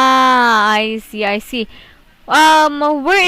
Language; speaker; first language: English; non-native, local second language; Filipino